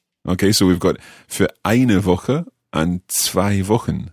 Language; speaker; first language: German; non-native, learner; English